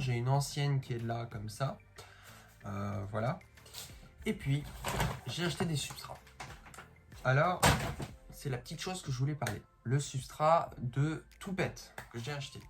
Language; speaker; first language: French; native; French